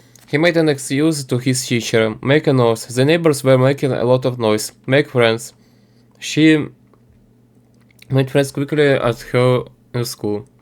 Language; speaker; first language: English; non-native, learner; Ukrainian